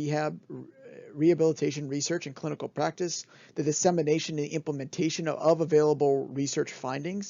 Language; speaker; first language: English; native; English